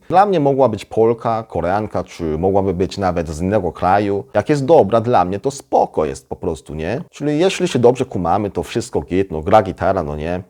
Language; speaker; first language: Polish; non-native, fluent; Korean